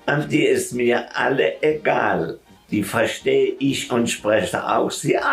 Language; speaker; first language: German; early bilingual, heritage; German